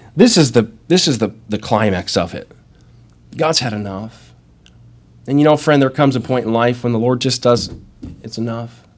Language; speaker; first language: English; native; English